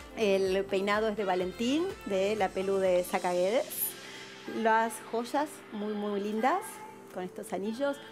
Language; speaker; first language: Spanish; native; Spanish